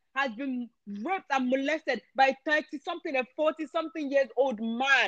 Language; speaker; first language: English; non-native, local second language; Yoruba